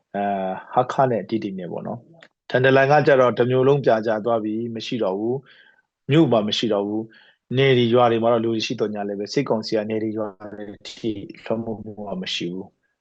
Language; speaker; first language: Burmese; non-native, local second language; Hakha Chin